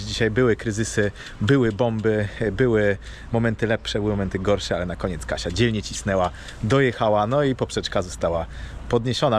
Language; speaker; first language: Polish; native; Polish